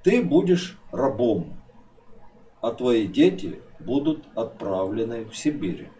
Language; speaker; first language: Russian; non-native, local second language; Ukrainian